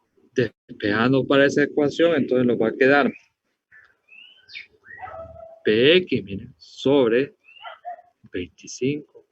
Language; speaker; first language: Spanish; native; Spanish